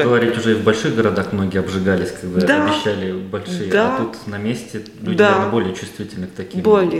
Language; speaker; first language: Russian; native; Russian